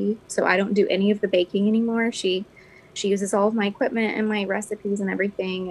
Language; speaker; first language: English; native; English